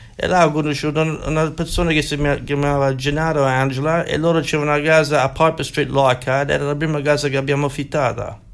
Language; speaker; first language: Italian; early bilingual, heritage; Italian